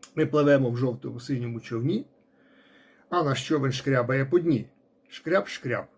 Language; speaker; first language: Ukrainian; non-native, local second language; Russian